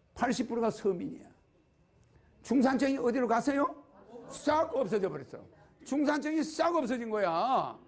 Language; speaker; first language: Korean; native; Korean